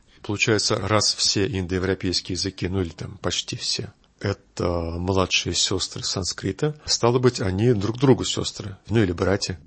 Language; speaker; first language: Russian; native; Russian